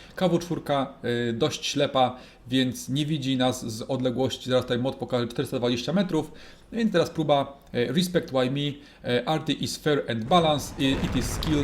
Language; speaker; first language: Polish; native; Polish